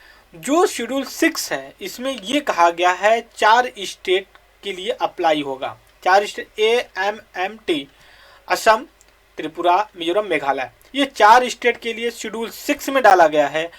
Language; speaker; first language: Hindi; native; Hindi